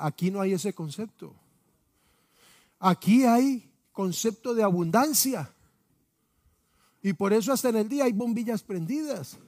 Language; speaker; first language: Spanish; native; Spanish